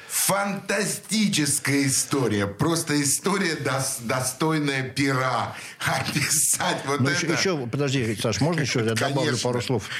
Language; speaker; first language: Russian; native; Russian